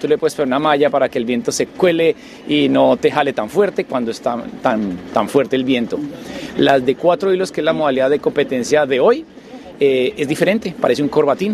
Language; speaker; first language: Spanish; native; Spanish